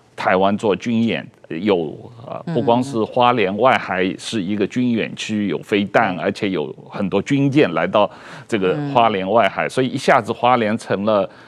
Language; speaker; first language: Chinese; native; Chinese